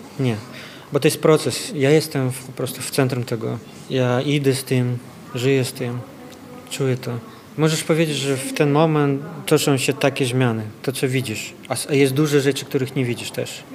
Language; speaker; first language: Polish; non-native, fluent; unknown